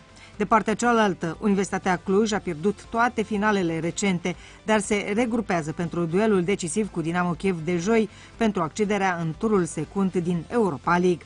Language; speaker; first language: Romanian; native; Romanian